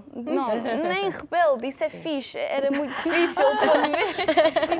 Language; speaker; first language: Portuguese; non-native, fluent; English